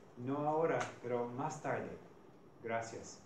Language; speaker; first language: Spanish; non-native, fluent; English